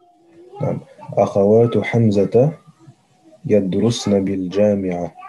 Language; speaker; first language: Arabic; non-native, learner; French